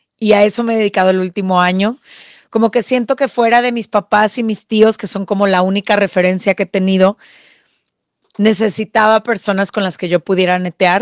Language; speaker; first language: Spanish; native; Spanish